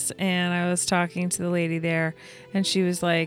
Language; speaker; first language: English; native; English